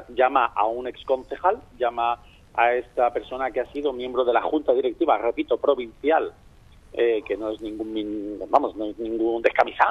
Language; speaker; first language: Spanish; native; Spanish